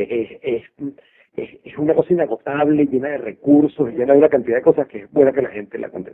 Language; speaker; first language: Spanish; native; Spanish